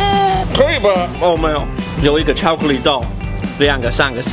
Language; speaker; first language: Chinese; non-native, fluent; English